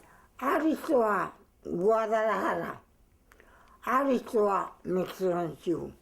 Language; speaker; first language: Spanish; non-native, learner; Japanese